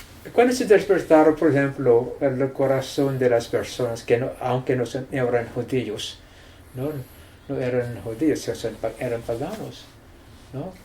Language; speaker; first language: Spanish; non-native, fluent; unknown